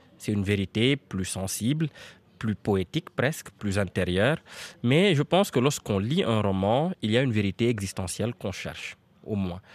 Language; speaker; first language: French; non-native, local second language; Serer